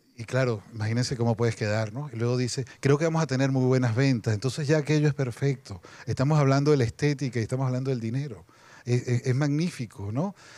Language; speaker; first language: Spanish; native; Spanish